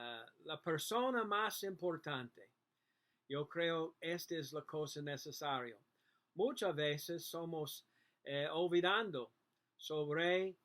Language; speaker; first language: Spanish; non-native, learner; English